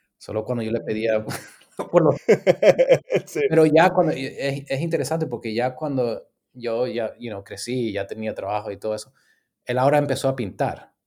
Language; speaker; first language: Spanish; early bilingual, heritage; Spanish